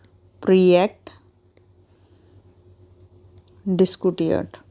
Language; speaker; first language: German; non-native, fluent; Hindi